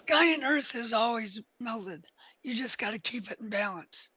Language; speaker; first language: English; native; English